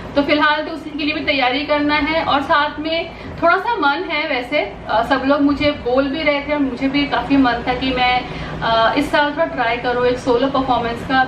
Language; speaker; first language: Hindi; non-native, local second language; Bangla